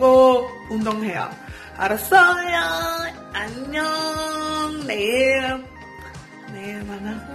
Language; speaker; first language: Korean; non-native, learner; English